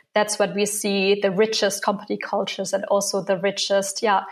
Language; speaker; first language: English; non-native, fluent; German